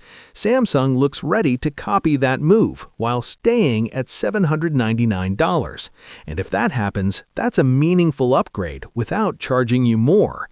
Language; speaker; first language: English; native; English